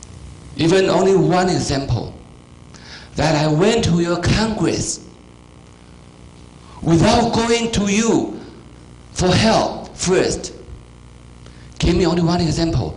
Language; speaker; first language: English; non-native, fluent; Chinese